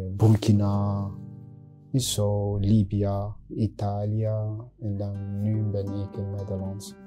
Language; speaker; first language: Dutch; non-native, learner; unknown